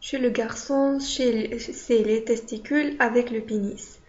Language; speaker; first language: French; non-native, local second language; Arabic